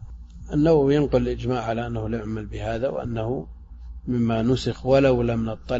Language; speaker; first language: Arabic; native; Arabic